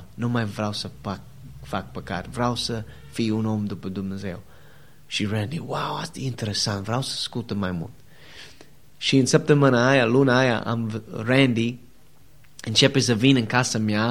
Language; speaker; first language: Romanian; non-native, learner; English